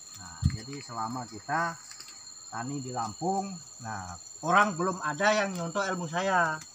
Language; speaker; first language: Indonesian; non-native, local second language; Javanese